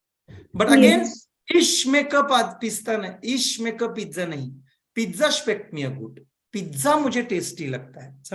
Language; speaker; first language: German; non-native, fluent; Hindi